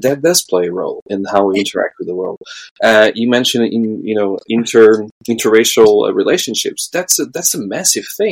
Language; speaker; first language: English; non-native, fluent; Portuguese